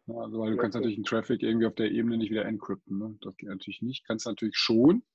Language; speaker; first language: German; non-native, fluent; English